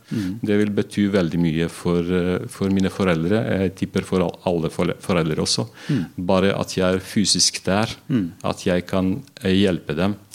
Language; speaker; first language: Norwegian; non-native, fluent; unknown